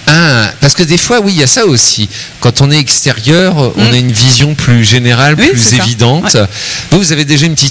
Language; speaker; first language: French; native; French